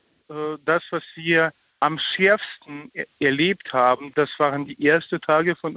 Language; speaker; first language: German; non-native, fluent; Ukrainian